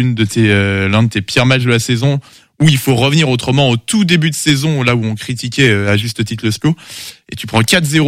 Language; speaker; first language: French; native; French